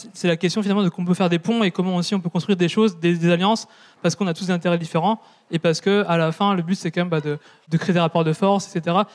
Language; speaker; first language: French; native; French